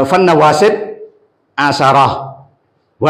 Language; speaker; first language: Arabic; non-native, fluent; Western Cham